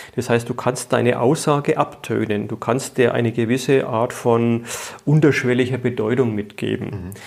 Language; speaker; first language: German; native; German